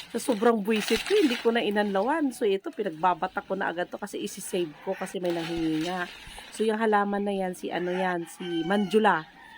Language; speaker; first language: Filipino; non-native, local second language; Cebuano